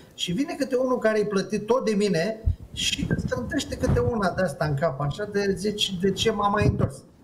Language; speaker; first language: Romanian; native; Romanian